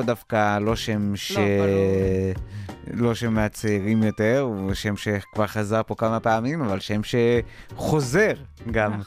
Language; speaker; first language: Hebrew; native; Hebrew